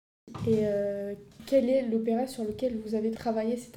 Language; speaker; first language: French; native; French